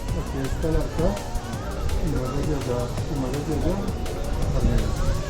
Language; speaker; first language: Spanish; native; Spanish